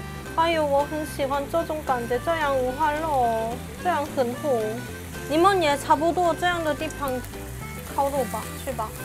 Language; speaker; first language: Chinese; non-native, fluent; Korean